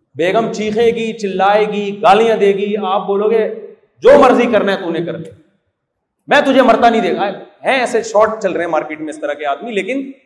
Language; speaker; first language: Urdu; native; Urdu